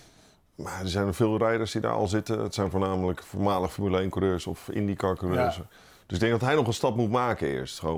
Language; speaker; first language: Dutch; native; Dutch